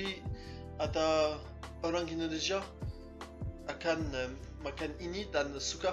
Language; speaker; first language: Indonesian; non-native, learner; French